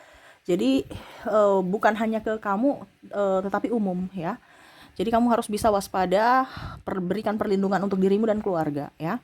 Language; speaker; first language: Indonesian; native; Indonesian